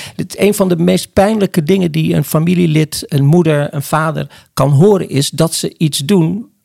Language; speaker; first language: Dutch; early bilingual, other home language; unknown